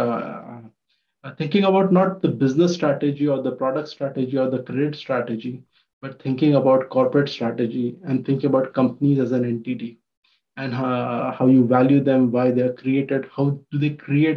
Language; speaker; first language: English; non-native, local second language; Hindi